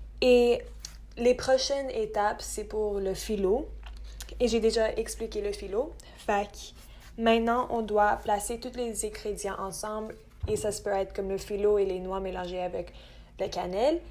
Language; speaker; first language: French; non-native, local second language; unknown